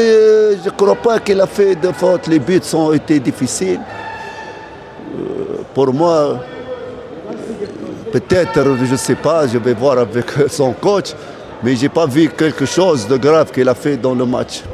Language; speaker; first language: French; non-native, fluent; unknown